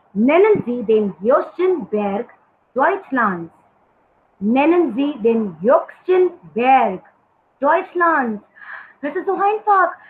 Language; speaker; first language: German; non-native, learner; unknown